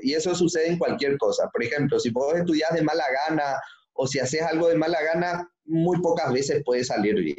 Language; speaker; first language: Spanish; native; Spanish